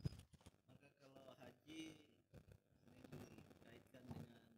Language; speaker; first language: Indonesian; native; Indonesian